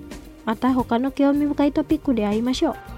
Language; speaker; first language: Japanese; non-native, fluent; Indonesian